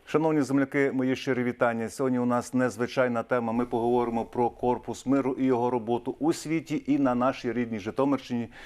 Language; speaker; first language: Ukrainian; native; Ukrainian